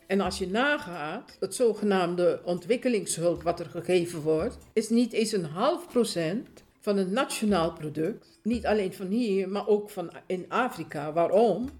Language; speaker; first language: Dutch; native; Dutch